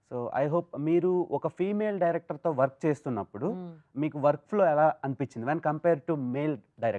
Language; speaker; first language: Telugu; native; Telugu